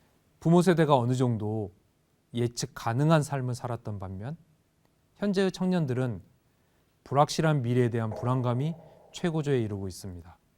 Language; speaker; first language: Korean; native; Korean